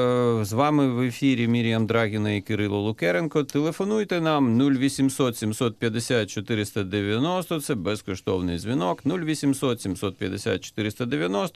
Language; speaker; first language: Ukrainian; native; Ukrainian